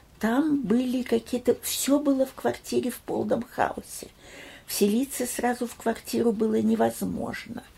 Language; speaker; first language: Russian; early bilingual, heritage; Russian